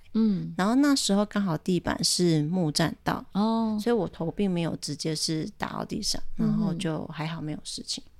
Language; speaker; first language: Chinese; native; Chinese